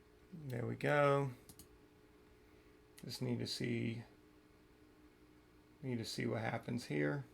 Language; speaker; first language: English; native; English